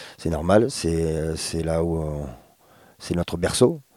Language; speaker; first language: French; early bilingual, other home language; Spanish